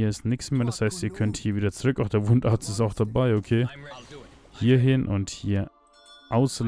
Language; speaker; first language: German; native; German